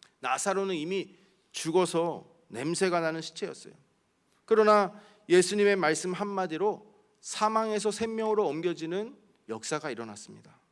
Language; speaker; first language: Korean; early bilingual, heritage; Korean